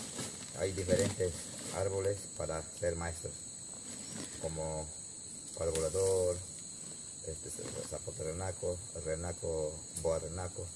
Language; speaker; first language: Spanish; non-native, local second language; Shipibo-Conibo